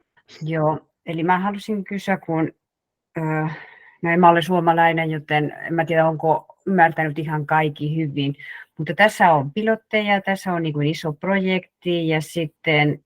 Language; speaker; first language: Finnish; non-native, fluent; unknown